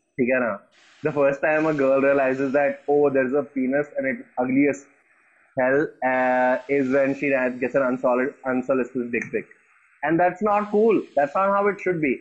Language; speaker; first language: Hindi; native; Hindi